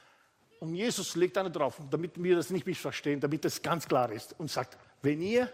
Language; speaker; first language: German; non-native, fluent; Italian